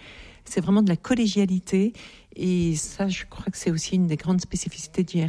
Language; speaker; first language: French; native; French